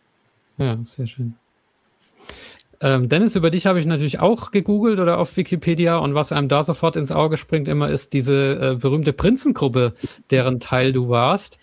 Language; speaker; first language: German; native; German